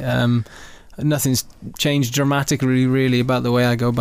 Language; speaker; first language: English; native; English